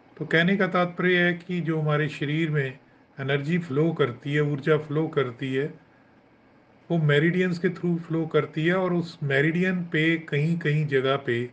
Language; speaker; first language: Hindi; non-native, local second language; Punjabi